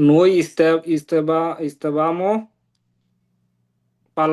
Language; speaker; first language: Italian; non-native, learner; Bangla